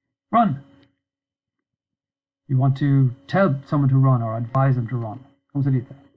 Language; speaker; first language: English; native; English